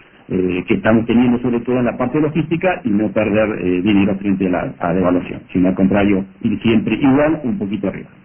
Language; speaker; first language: Spanish; native; Spanish